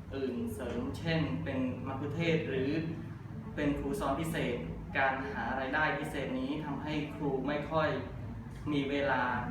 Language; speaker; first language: Thai; non-native, learner; Khmer